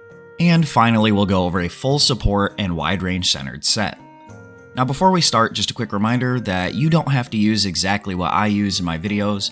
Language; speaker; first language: English; native; English